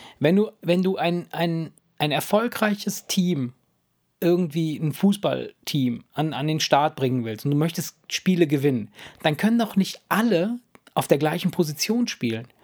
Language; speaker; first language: German; early bilingual, other home language; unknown